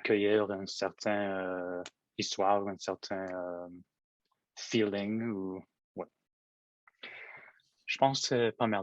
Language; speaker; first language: French; non-native, local second language; English